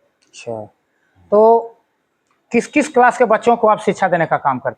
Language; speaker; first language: Hindi; native; Hindi